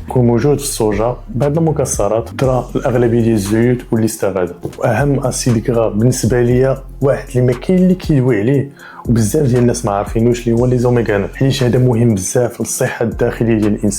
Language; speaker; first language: Arabic; native; Arabic